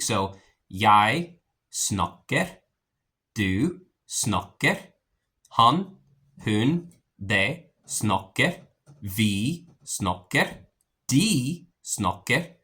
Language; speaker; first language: Norwegian; non-native, learner; English